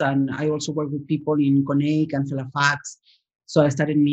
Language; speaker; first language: English; non-native, fluent; Spanish